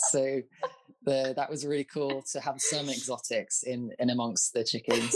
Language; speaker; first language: English; native; English